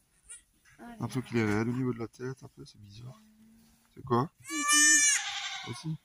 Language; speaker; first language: French; native; French